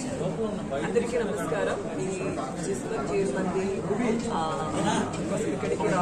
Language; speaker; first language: Telugu; non-native, learner; Malayalam